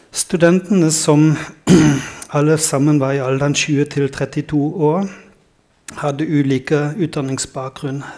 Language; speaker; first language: Norwegian; non-native, fluent; German